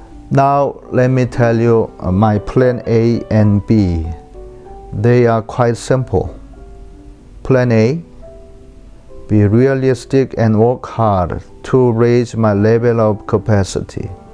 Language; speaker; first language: English; non-native, fluent; Korean